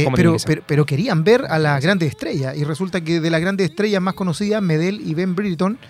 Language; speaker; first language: Spanish; native; Spanish